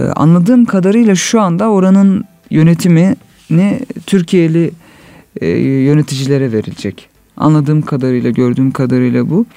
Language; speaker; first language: Turkish; native; Turkish